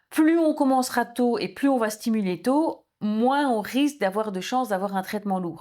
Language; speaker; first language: French; native; French